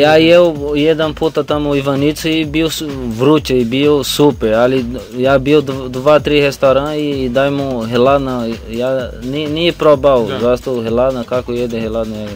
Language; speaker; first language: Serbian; non-native, learner; Portuguese